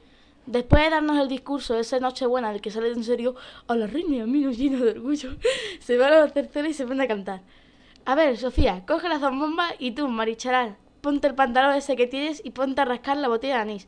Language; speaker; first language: Spanish; native; Spanish